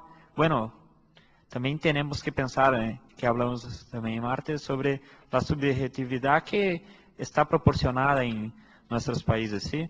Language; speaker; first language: Spanish; non-native, fluent; Portuguese